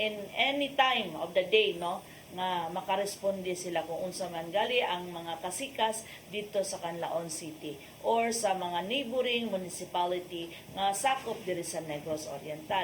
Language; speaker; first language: Cebuano; native; Cebuano